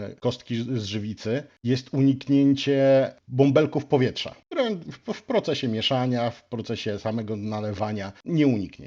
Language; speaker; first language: Polish; native; Polish